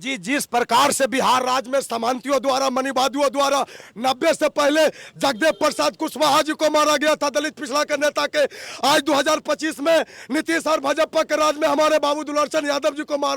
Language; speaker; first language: Hindi; native; Hindi